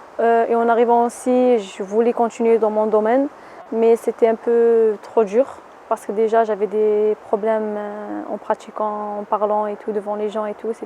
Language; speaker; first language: French; non-native, local second language; Arabic